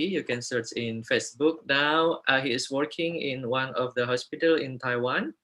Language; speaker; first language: English; non-native, fluent; Indonesian